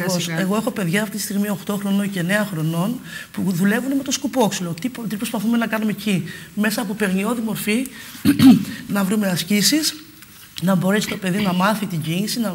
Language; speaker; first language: Greek; native; Greek